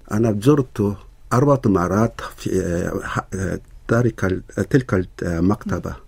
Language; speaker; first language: Arabic; non-native, learner; Korean